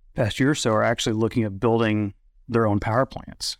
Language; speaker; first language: English; native; English